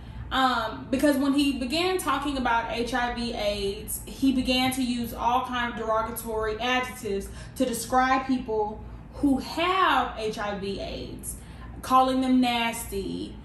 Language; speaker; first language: English; native; English